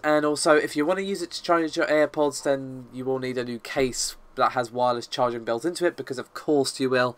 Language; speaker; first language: English; native; English